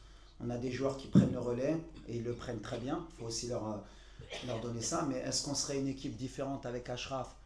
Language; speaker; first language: French; native; French